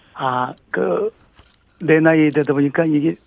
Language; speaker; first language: Korean; native; Korean